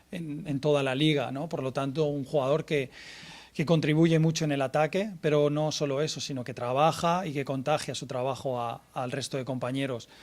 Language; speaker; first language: Spanish; native; Spanish